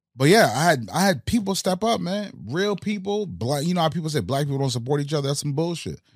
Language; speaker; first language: English; early bilingual, other home language; Haitian Creole